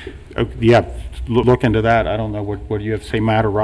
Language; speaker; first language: English; native; English